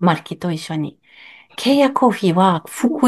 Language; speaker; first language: Japanese; non-native, learner; French